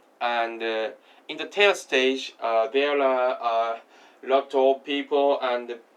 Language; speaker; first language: English; non-native, learner; Japanese